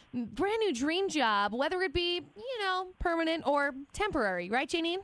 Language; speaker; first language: English; native; English